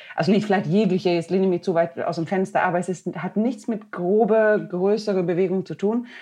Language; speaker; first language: German; non-native, fluent; Swedish